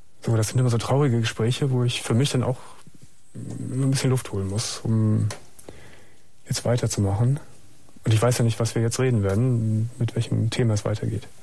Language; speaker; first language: German; native; German